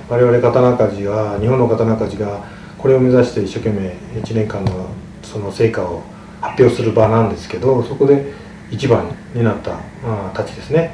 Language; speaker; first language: Japanese; native; Japanese